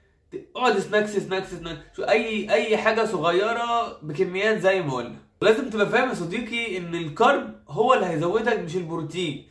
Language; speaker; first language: Arabic; native; Arabic